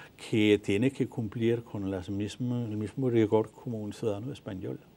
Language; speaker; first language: Spanish; non-native, fluent; Danish